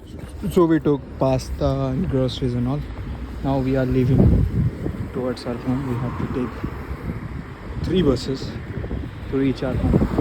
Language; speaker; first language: English; non-native, local second language; Hindi